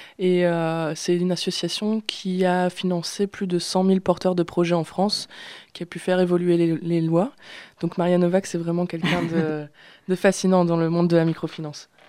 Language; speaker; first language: French; native; French